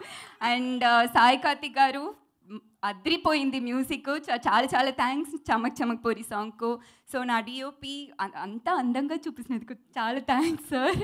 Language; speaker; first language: Telugu; non-native, learner; Tamil